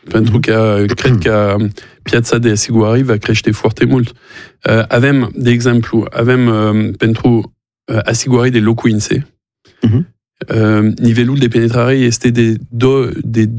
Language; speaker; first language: Romanian; non-native, learner; French